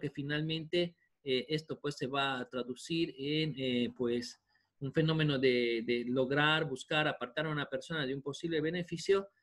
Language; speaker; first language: Spanish; native; Spanish